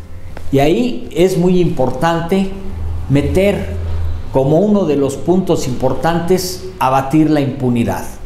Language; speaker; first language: Spanish; native; Spanish